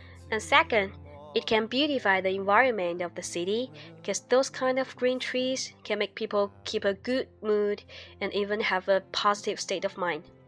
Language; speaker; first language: English; non-native, fluent; Chinese